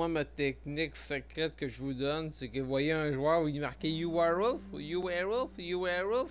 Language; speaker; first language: French; native; French